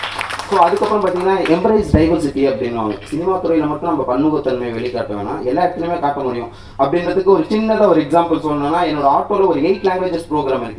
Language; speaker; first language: Tamil; native; Tamil